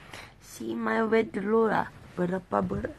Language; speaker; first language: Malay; non-native, learner; Thai